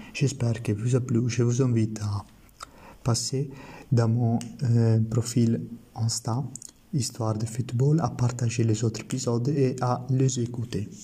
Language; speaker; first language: French; non-native, learner; Italian